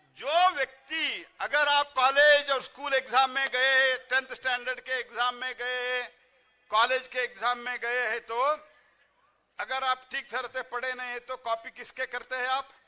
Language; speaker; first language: Hindi; non-native, local second language; Kannada